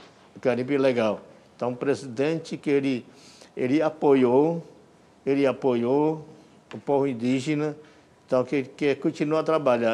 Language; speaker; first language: Portuguese; non-native, local second language; Yanomámi